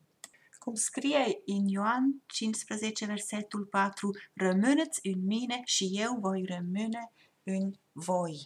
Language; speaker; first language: Romanian; non-native, fluent; German